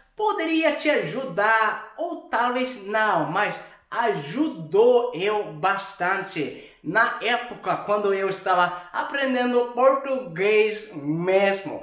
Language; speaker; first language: Portuguese; non-native, fluent; Swedish